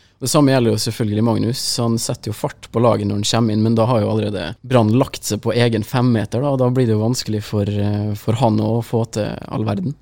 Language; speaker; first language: Norwegian; native; Norwegian